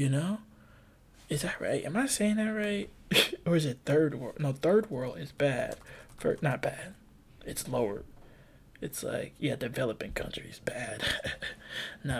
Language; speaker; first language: English; native; English